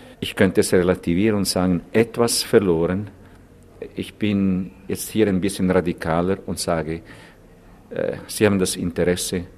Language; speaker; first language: German; non-native, local second language; Italian